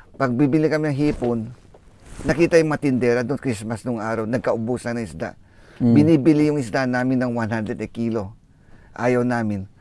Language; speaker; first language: Filipino; non-native, local second language; Iloko